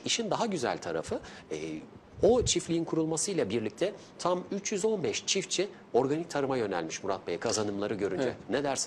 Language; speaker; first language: Turkish; native; Turkish